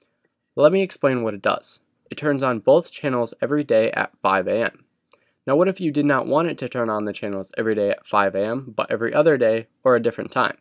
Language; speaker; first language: English; native; English